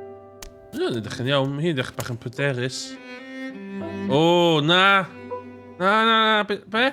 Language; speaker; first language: Welsh; native; Welsh